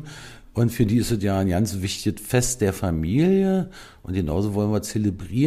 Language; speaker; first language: German; native; German